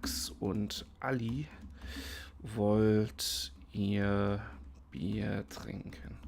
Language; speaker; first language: German; non-native, fluent; English